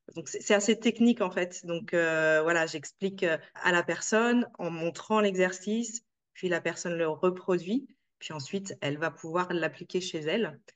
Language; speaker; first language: French; native; French